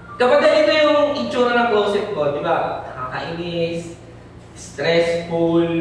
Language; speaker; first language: Filipino; native; Filipino